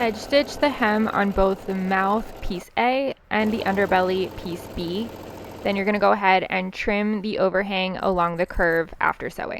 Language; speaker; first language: English; native; English